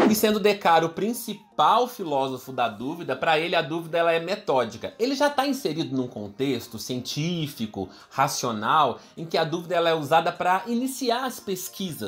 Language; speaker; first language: Portuguese; native; Portuguese